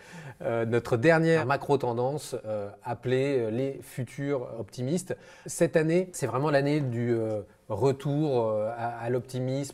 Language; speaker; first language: French; native; French